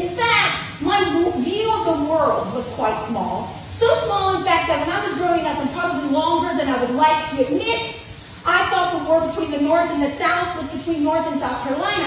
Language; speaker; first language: English; native; English